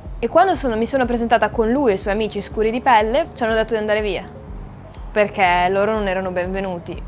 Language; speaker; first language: Italian; early bilingual, other home language; Russian